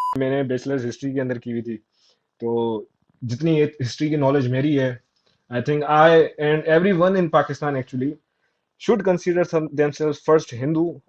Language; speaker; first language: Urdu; non-native, local second language; Sindhi